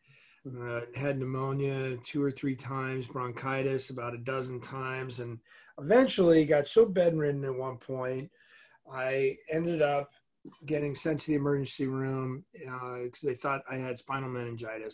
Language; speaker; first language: English; native; English